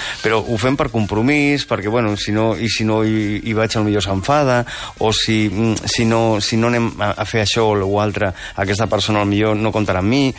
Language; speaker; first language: Catalan; non-native, local second language; Spanish